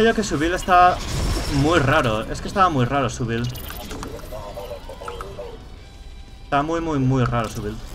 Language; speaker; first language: Spanish; native; Spanish